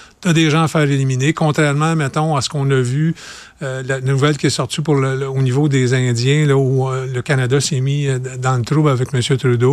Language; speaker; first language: French; native; French